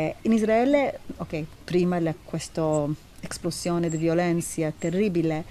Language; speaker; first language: Italian; non-native, learner; Hebrew